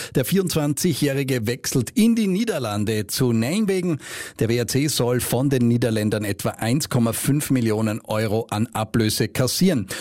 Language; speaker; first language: German; native; German